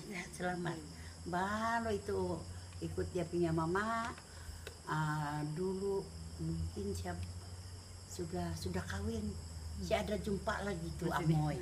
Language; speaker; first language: Indonesian; non-native, local second language; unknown